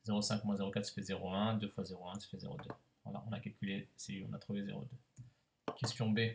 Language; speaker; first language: French; native; French